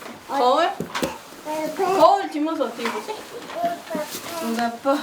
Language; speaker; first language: Korean; native; Korean